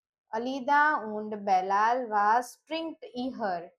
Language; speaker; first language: German; non-native, learner; Gujarati